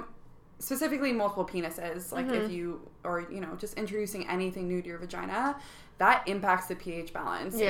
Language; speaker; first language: English; native; English